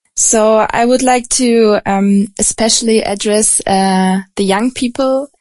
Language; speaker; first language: English; non-native, fluent; Russian